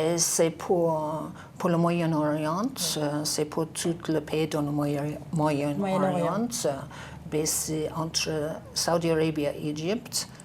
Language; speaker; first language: French; non-native, learner; English